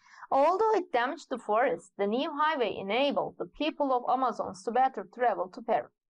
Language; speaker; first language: English; non-native, fluent; Turkish